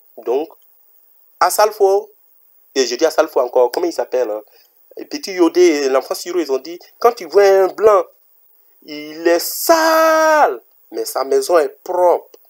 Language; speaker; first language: French; native; French